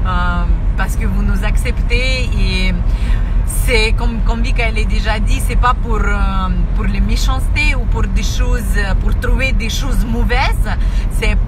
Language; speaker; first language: French; non-native, fluent; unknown